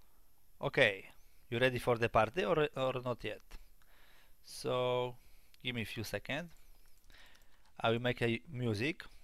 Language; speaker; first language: English; non-native, learner; Polish